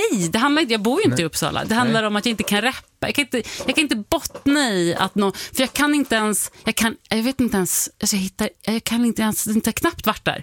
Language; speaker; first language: Swedish; native; Swedish